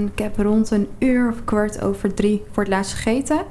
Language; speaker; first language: Dutch; early bilingual, other home language; Arabic